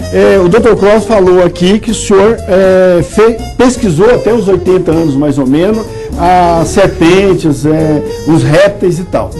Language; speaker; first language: Portuguese; native; Portuguese